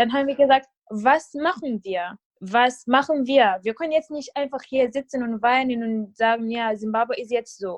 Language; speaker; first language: German; non-native, fluent; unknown